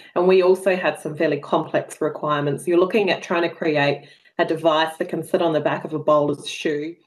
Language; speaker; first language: English; native; English